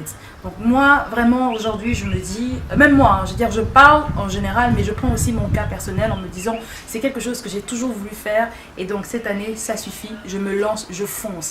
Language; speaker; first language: French; native; French